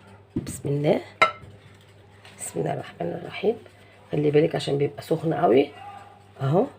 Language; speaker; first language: Arabic; native; Arabic